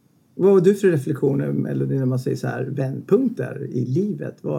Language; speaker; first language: Swedish; native; Swedish